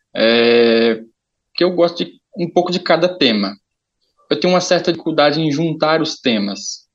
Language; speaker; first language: Portuguese; native; Portuguese